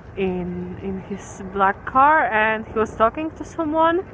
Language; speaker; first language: English; non-native, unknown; Polish